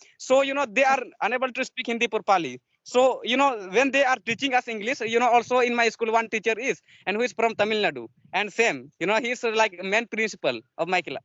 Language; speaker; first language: English; non-native, learner; Santali